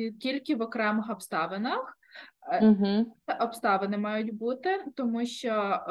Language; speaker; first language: Ukrainian; native; Ukrainian